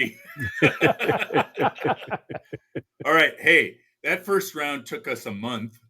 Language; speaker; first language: English; native; English